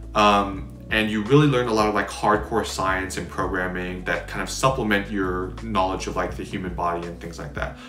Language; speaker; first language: English; native; English